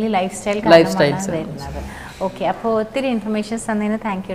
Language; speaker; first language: Malayalam; native; Malayalam